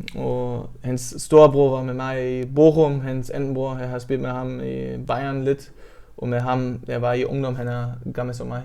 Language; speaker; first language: Danish; non-native, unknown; German